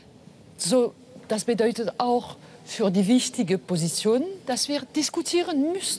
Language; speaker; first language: German; non-native, fluent; French